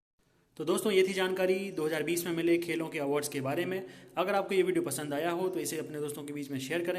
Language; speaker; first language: Hindi; native; Hindi